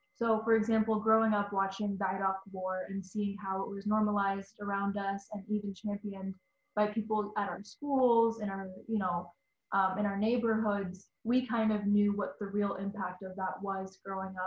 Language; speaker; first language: English; native; English